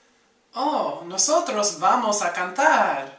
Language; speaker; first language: Spanish; non-native, fluent; English